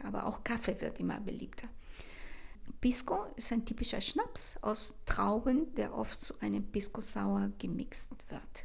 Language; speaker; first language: German; non-native, fluent; Spanish